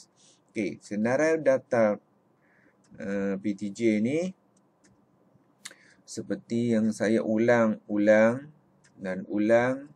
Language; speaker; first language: Malay; native; Malay